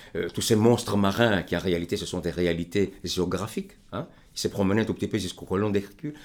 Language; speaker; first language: French; non-native, fluent; Greek